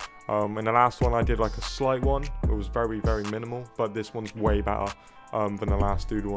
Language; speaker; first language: English; native; English